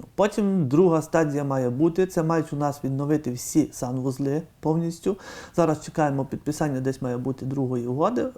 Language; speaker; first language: Ukrainian; native; Ukrainian